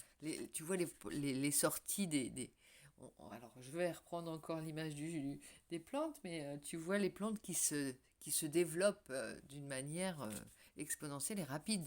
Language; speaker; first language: French; native; French